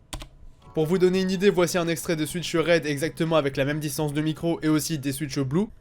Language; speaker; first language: French; native; French